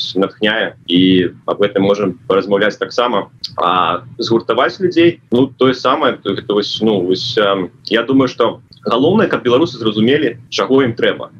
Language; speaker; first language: Belarusian; non-native, local second language; Russian